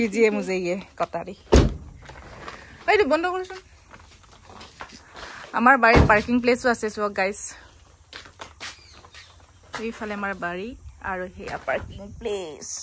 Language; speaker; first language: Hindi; non-native, local second language; Assamese